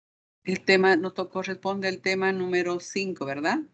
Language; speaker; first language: Spanish; native; Spanish